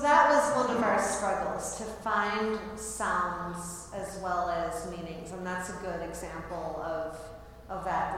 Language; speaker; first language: English; native; English